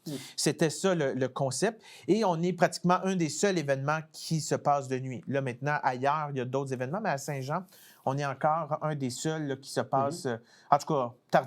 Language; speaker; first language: French; native; French